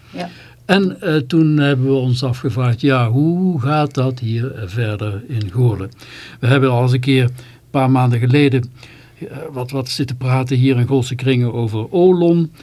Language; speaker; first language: Dutch; native; Dutch